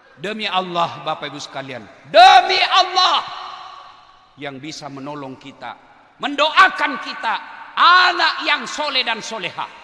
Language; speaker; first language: Indonesian; non-native, local second language; Buginese